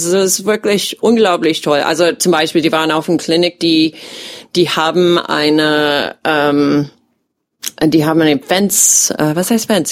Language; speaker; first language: German; non-native, fluent; English